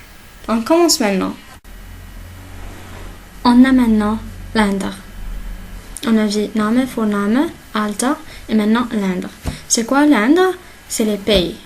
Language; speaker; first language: French; non-native, local second language; Arabic